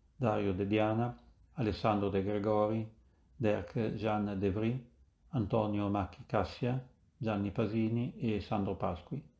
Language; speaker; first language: Italian; native; Italian